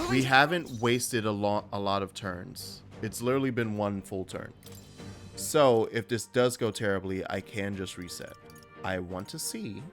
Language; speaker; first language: English; native; English